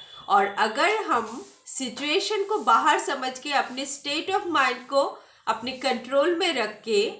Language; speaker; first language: Hindi; non-native, local second language; Bangla